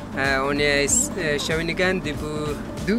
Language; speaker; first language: French; non-native, learner; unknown